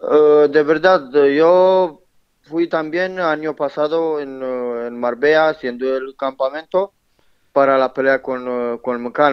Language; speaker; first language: Spanish; non-native, learner; Romanian